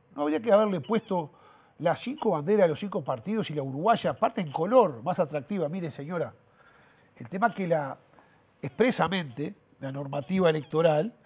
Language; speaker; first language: Spanish; native; Spanish